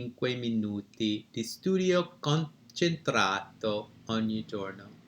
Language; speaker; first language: Italian; non-native, learner; English